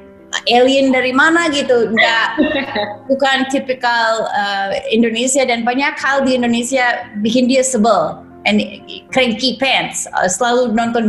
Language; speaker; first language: Indonesian; non-native, fluent; English